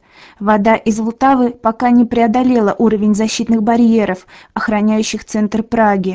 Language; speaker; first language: Russian; native; Russian